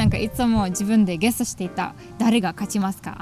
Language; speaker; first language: Japanese; non-native, learner; German